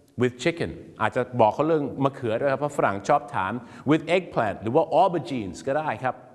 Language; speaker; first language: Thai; native; Thai